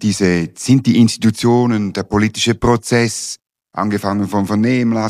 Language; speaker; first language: German; native; German